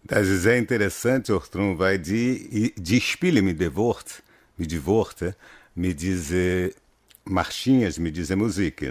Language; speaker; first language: German; non-native, fluent; Portuguese